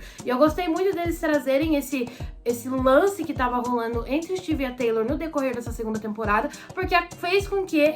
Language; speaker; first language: Portuguese; native; Portuguese